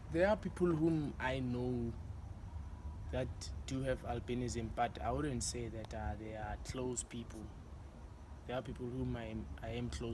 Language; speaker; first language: English; non-native, local second language; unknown